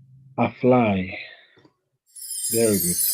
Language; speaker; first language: English; non-native, fluent; Spanish